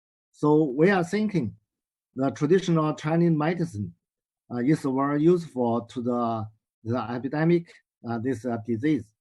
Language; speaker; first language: English; non-native, learner; Chinese